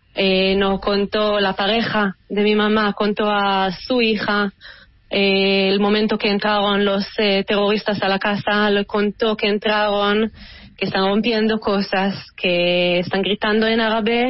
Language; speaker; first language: Spanish; early bilingual, heritage; Hebrew